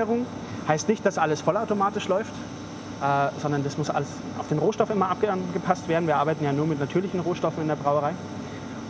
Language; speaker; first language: German; native; German